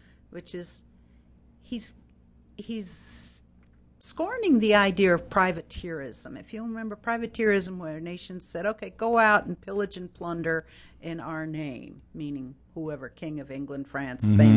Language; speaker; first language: English; native; English